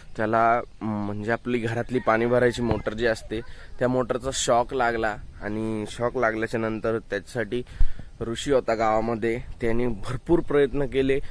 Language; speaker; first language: Marathi; native; Marathi